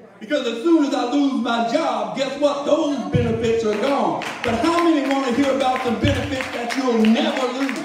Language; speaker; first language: English; native; English